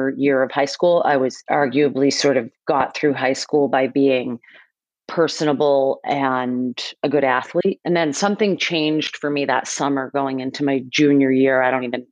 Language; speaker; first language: English; native; English